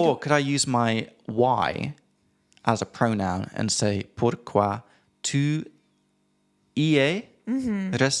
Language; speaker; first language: French; non-native, learner; English